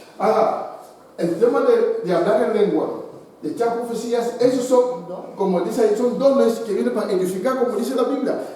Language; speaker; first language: Spanish; non-native, fluent; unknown